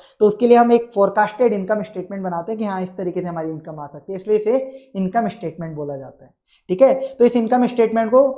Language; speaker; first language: Hindi; native; Hindi